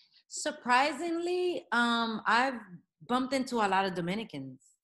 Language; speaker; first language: English; early bilingual, other home language; Spanish